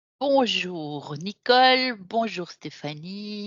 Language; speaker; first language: French; native; French